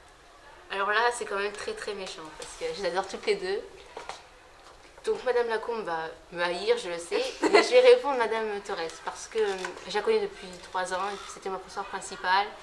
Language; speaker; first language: French; native; French